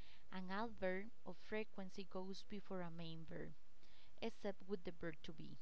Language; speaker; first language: English; non-native, fluent; Spanish